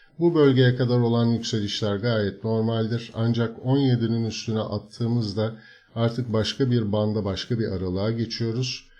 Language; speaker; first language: Turkish; native; Turkish